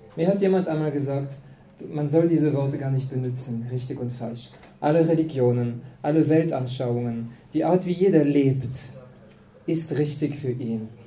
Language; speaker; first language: German; non-native, fluent; French